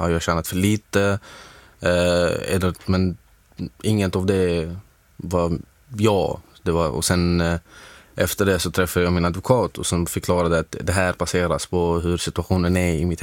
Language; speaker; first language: Swedish; non-native, fluent; Arabic